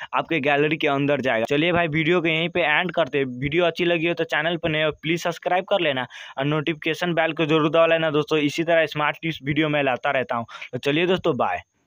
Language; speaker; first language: Hindi; native; Hindi